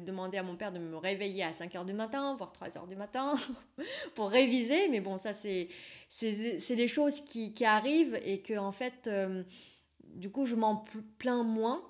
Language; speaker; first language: French; non-native, fluent; Vietnamese